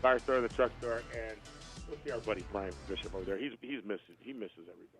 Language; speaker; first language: English; native; English